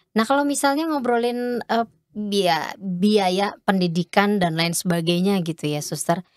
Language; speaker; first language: Indonesian; native; Indonesian